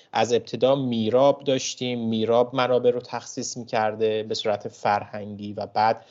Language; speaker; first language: Persian; native; Persian